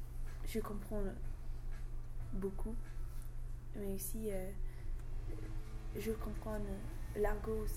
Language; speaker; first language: French; non-native, learner; English